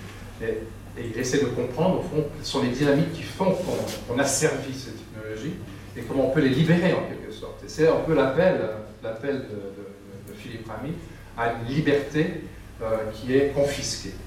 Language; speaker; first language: French; native; French